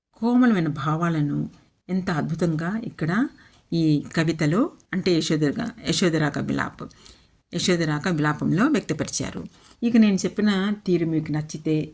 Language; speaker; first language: Telugu; non-native, local second language; Urdu